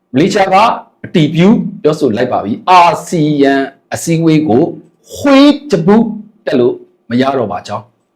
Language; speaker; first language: Burmese; native; Burmese